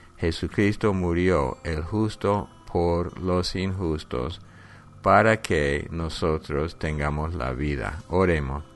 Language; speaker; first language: Spanish; non-native, fluent; English